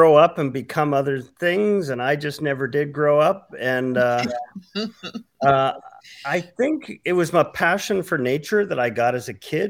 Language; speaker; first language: English; native; English